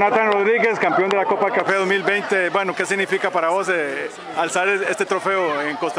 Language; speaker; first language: Spanish; native; Spanish